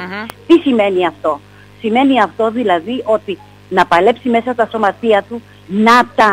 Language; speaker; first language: Greek; native; Greek